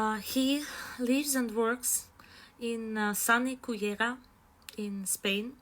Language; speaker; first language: English; non-native, fluent; Russian